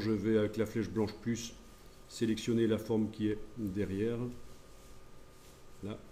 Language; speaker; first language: French; native; French